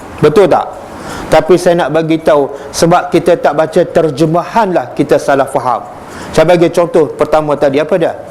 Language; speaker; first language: Malay; native; Malay